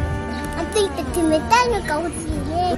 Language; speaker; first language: Japanese; native; Japanese